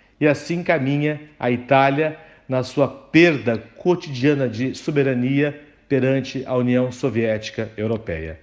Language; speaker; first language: Portuguese; native; Portuguese